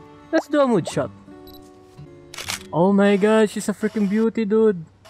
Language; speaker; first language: English; non-native, local second language; Filipino